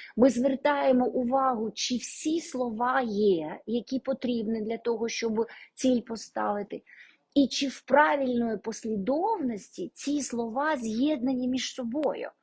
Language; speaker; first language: Ukrainian; non-native, local second language; Russian